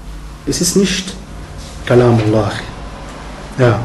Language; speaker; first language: German; non-native, fluent; Arabic